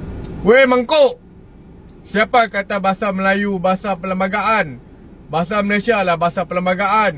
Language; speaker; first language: Malay; native; Malay